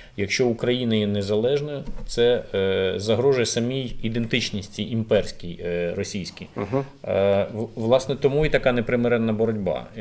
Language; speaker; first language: Ukrainian; native; Ukrainian